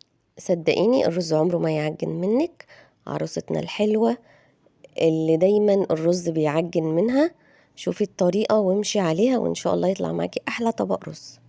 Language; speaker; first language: Arabic; native; Arabic